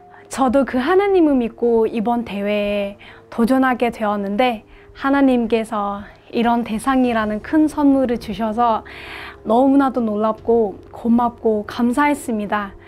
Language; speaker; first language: Korean; non-native, fluent; Burmese